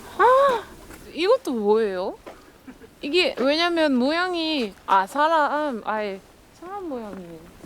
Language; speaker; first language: Korean; non-native, fluent; French